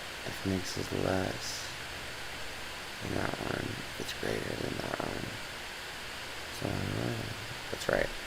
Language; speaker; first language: English; native; English